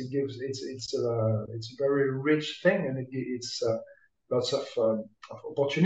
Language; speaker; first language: English; non-native, fluent; French